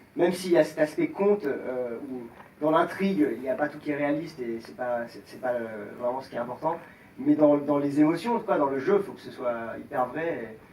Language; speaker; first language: French; native; French